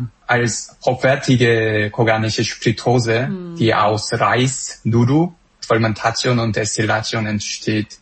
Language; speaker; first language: German; non-native, fluent; Korean